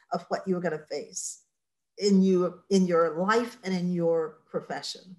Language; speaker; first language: English; native; English